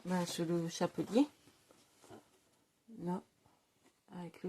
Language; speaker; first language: French; native; French